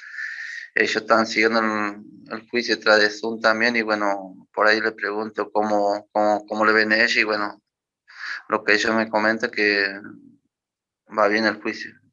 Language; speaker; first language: Spanish; native; Spanish